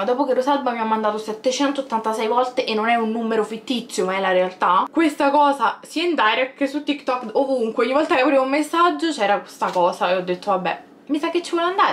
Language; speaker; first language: Italian; native; Italian